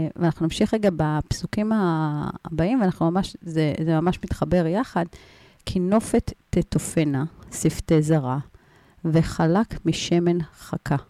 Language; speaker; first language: Hebrew; native; Hebrew